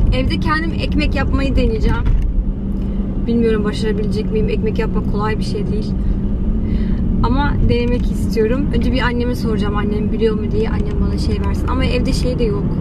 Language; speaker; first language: Turkish; early bilingual, heritage; Turkish